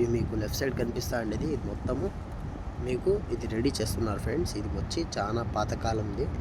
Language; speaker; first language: Telugu; non-native, local second language; Hindi